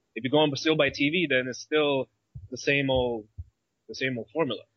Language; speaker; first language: English; early bilingual, other home language; Malay